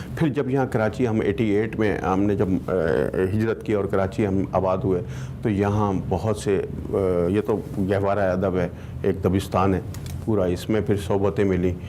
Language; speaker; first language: Urdu; native; Urdu